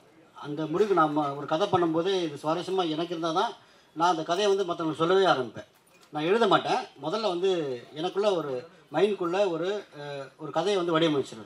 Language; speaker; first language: Tamil; native; Tamil